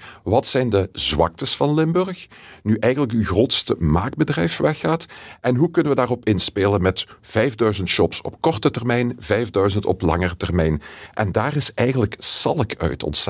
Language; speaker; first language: Dutch; native; Dutch